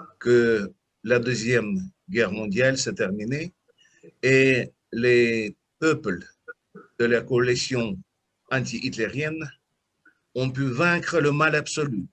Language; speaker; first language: French; non-native, fluent; Russian